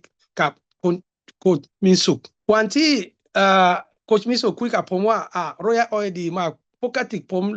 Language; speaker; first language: Thai; non-native, learner; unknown